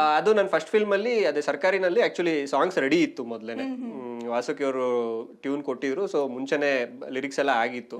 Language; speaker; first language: Kannada; native; Kannada